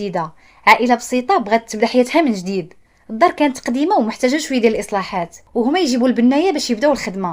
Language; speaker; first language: Arabic; native; Arabic